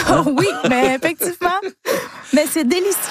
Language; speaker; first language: French; non-native, fluent; Spanish